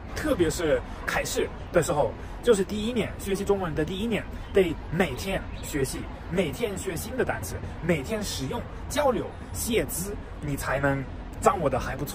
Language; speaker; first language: Chinese; non-native, fluent; German